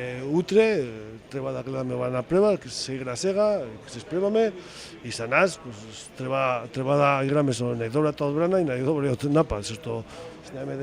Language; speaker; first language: Macedonian; non-native, fluent; Spanish